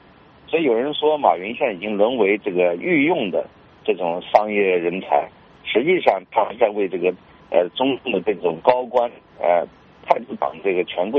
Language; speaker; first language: Chinese; native; Chinese